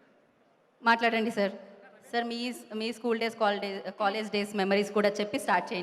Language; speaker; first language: Telugu; native; Telugu